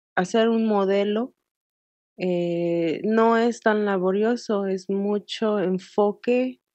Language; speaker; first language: Spanish; native; Spanish